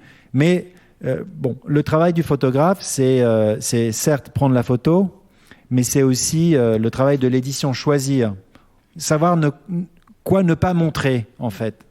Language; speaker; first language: French; native; French